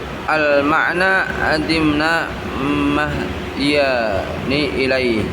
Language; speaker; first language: Arabic; non-native, learner; Indonesian